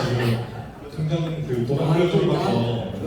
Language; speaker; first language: Korean; native; Korean